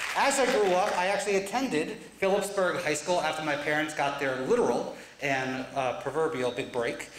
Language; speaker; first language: English; native; English